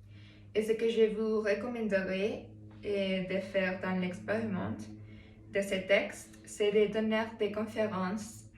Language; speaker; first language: French; non-native, learner; Spanish